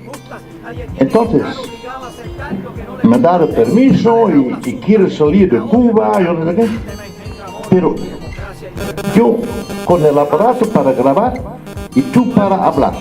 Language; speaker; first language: Spanish; non-native, fluent; Dutch